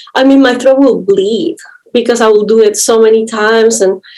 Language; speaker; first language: English; non-native, fluent; Spanish